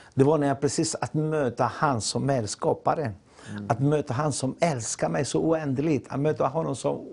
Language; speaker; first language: Swedish; non-native, fluent; Spanish